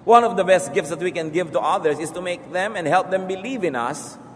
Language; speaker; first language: English; non-native, local second language; Filipino